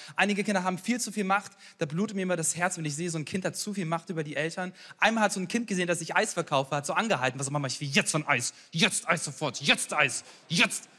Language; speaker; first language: German; early bilingual, other home language; Ukrainian